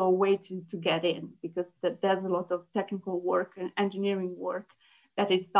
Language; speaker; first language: English; non-native, fluent; Italian